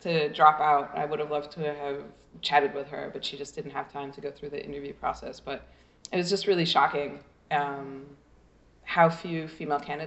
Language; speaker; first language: English; native; English